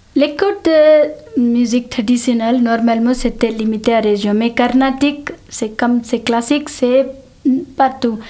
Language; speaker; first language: French; non-native, fluent; Telugu